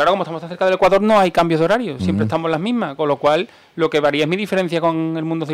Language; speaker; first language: Spanish; native; Spanish